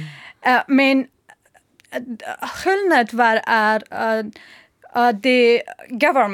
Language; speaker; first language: Swedish; non-native, learner; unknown